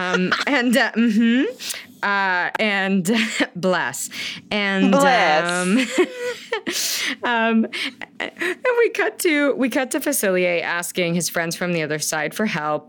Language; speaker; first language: English; native; English